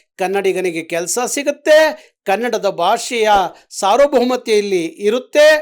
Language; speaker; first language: Kannada; native; Kannada